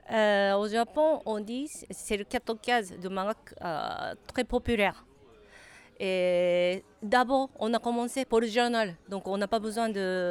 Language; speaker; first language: French; non-native, learner; Japanese